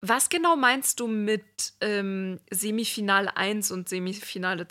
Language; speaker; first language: German; native; German